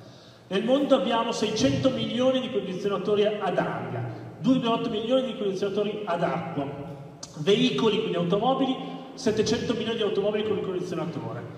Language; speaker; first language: Italian; native; Italian